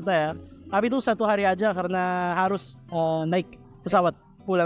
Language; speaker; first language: Indonesian; non-native, fluent; Filipino